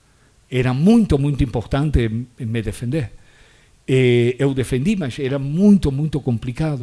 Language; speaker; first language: Portuguese; non-native, fluent; Spanish